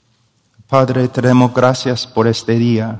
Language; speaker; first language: Spanish; non-native, fluent; English